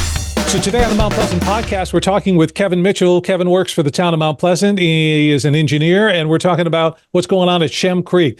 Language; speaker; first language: English; native; English